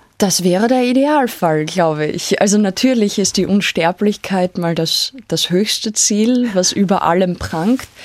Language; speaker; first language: German; native; German